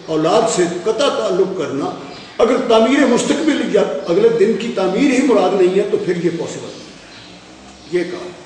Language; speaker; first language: Urdu; non-native, local second language; Punjabi